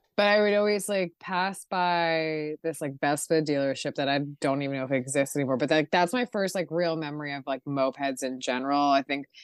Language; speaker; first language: English; native; English